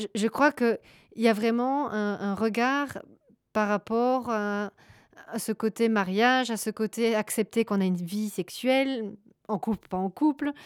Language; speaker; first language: French; native; French